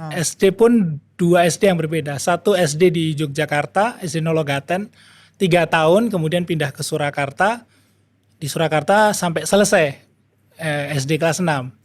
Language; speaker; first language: Indonesian; native; Indonesian